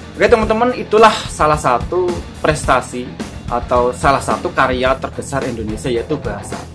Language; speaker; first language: Malay; native; Malay